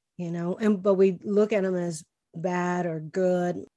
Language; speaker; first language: English; early bilingual, other home language; Spanish